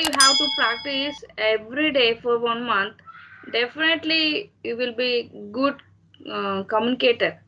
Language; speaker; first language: English; non-native, learner; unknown